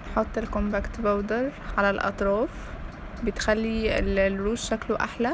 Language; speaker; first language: Arabic; native; Arabic